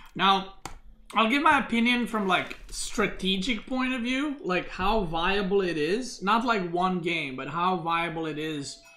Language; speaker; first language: English; non-native, fluent; Serbian